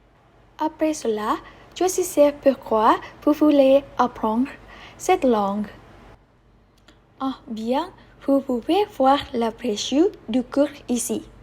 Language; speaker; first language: French; non-native, learner; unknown